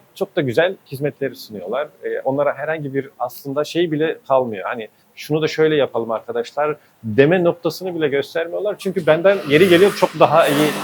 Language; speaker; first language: Turkish; native; Turkish